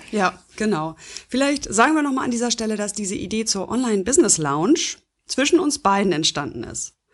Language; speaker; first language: German; native; German